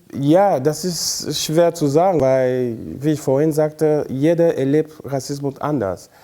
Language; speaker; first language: German; non-native, fluent; French